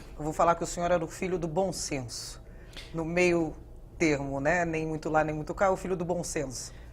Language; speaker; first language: Portuguese; native; Portuguese